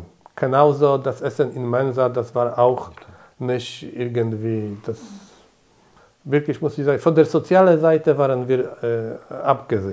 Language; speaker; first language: German; non-native, fluent; Polish